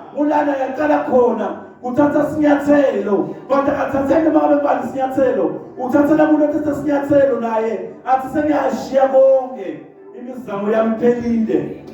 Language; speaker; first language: Zulu; non-native, local second language; Swati